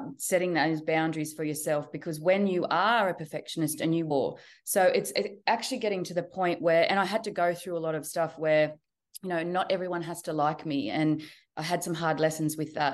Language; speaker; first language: English; native; English